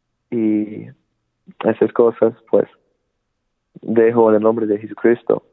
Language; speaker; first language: Spanish; non-native, fluent; English